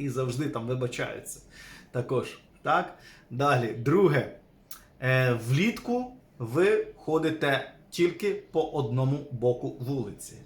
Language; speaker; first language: Ukrainian; native; Ukrainian